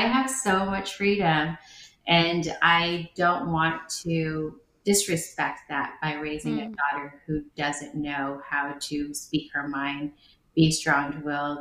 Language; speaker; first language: English; early bilingual, other home language; Vietnamese